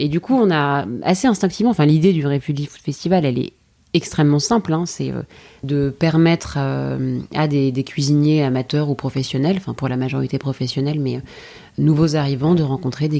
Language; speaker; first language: French; native; French